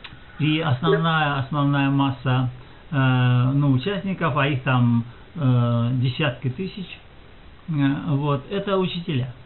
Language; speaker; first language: Russian; native; Russian